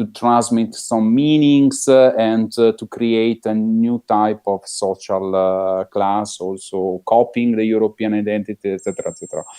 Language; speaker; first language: English; non-native, fluent; Italian